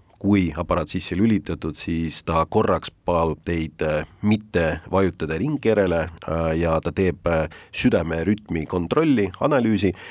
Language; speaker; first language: Estonian; non-native, local second language; Russian